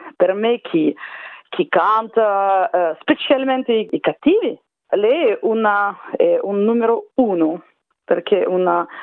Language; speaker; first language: Italian; non-native, fluent; Russian